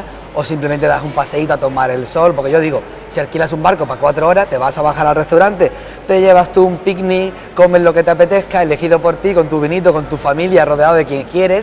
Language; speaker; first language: Spanish; native; Spanish